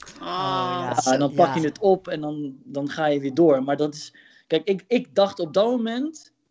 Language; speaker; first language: Dutch; early bilingual, other home language; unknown